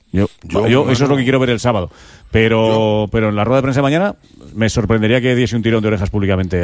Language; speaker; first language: Spanish; native; Spanish